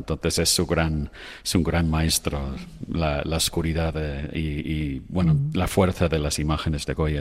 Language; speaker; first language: Spanish; non-native, fluent; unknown